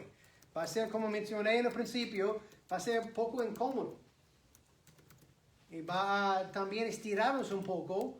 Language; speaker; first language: Spanish; non-native, fluent; English